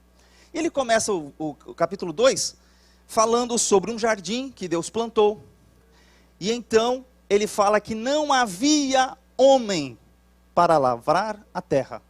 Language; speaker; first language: Portuguese; native; Portuguese